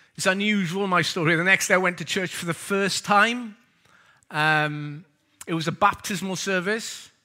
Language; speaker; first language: English; native; English